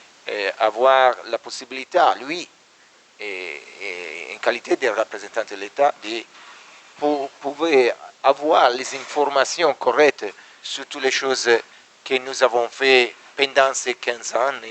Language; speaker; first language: French; non-native, learner; Italian